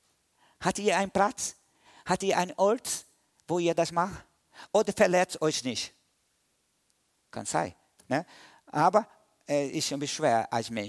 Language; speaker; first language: German; non-native, fluent; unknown